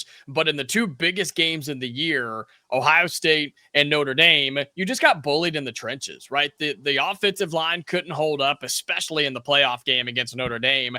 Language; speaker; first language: English; native; English